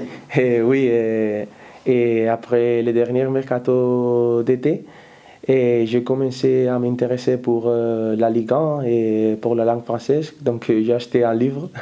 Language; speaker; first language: French; non-native, learner; Spanish